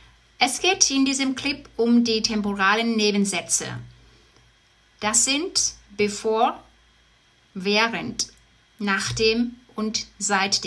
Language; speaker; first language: German; non-native, fluent; Vietnamese